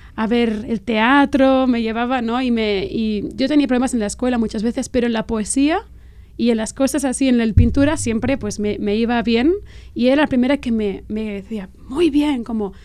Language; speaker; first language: Spanish; non-native, local second language; Catalan